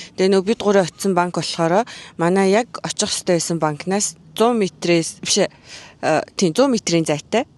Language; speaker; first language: Mongolian; native; Mongolian